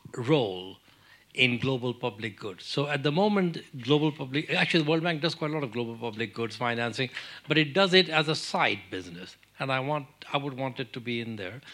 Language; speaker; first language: English; non-native, local second language; Urdu